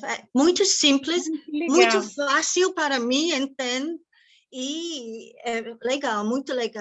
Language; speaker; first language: Portuguese; non-native, fluent; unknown